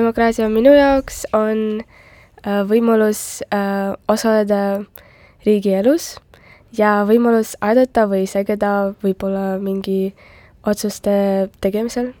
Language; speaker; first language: Estonian; non-native, local second language; Russian